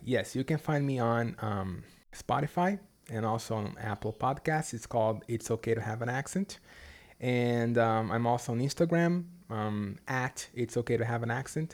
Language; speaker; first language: English; non-native, fluent; Portuguese